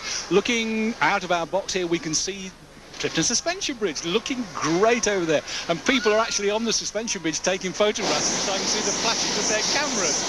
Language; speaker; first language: English; native; English